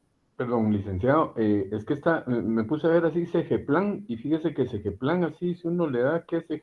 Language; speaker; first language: Spanish; native; Spanish